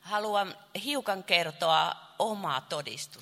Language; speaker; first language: Finnish; non-native, fluent; Chinese